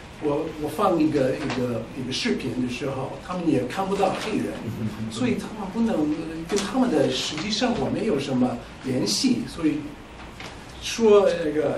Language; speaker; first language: Chinese; non-native, fluent; English